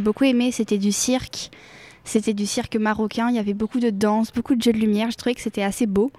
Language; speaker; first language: French; native; French